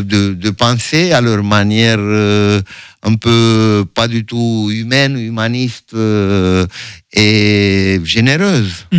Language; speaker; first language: French; non-native, fluent; Romanian